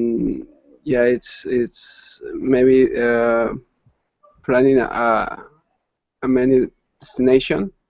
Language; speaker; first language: English; non-native, learner; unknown